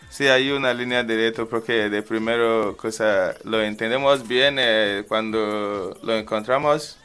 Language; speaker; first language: Spanish; non-native, learner; English